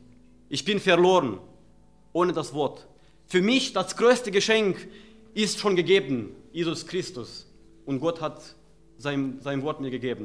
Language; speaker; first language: German; non-native, fluent; Romanian